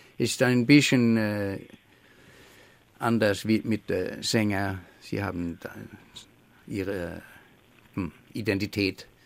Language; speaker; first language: German; non-native, learner; Faroese